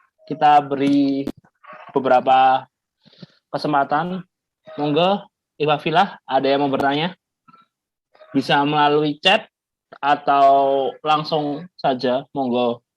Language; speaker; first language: Indonesian; native; Indonesian